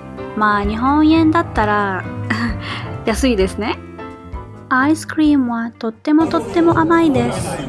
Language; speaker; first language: Japanese; non-native, fluent; Arabic